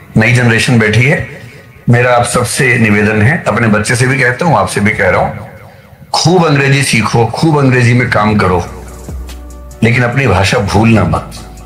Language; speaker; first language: Hindi; native; Hindi